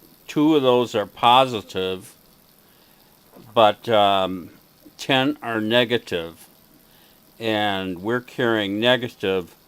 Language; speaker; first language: English; native; English